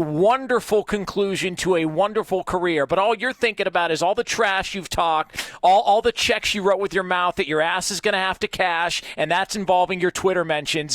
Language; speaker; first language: English; native; English